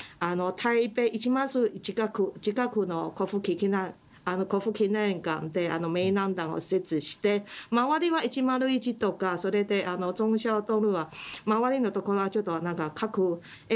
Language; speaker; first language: Japanese; non-native, fluent; Chinese